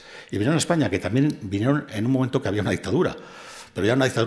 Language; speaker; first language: Spanish; native; Spanish